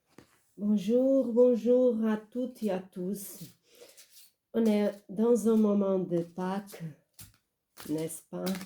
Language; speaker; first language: French; non-native, fluent; Portuguese